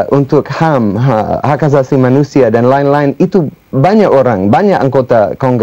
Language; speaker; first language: Indonesian; non-native, fluent; English